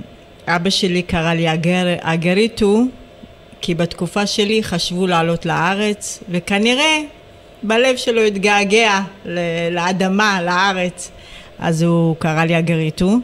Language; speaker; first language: Hebrew; early bilingual, other home language; Amharic